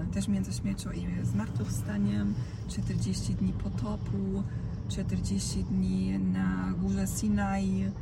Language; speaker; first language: Polish; non-native, fluent; Croatian